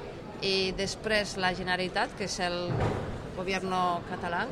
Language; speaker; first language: Catalan; non-native, local second language; Spanish